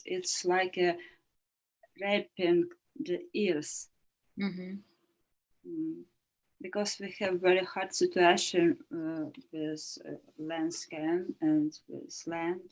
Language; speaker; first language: English; non-native, learner; Ukrainian